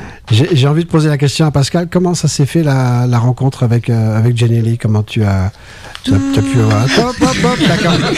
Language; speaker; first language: French; native; French